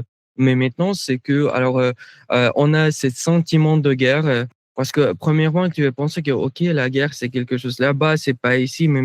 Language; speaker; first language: French; non-native, fluent; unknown